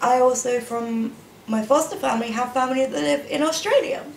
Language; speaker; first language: English; native; English